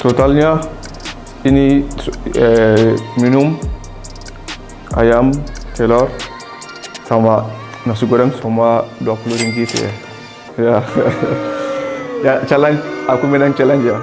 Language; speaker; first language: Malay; non-native, fluent; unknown